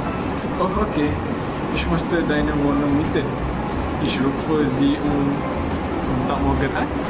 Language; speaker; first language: German; non-native, learner; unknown